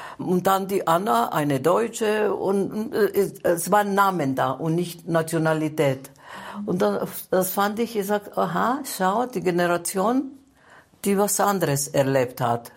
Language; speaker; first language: German; non-native, fluent; Greek